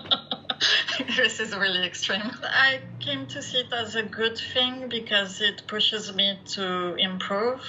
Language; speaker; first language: English; non-native, fluent; French